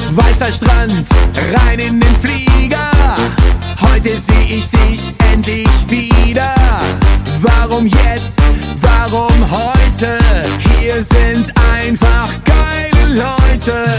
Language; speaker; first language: German; non-native, learner; Dutch